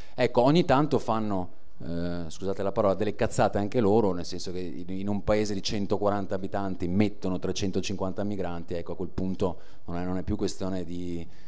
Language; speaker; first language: Italian; native; Italian